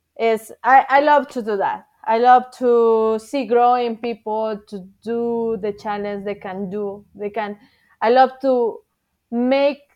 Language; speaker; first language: English; non-native, learner; Spanish